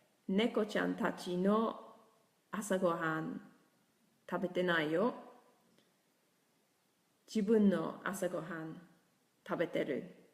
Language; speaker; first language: Japanese; non-native, learner; English